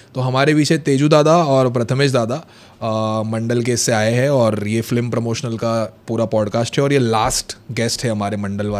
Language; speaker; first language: Hindi; non-native, local second language; Marathi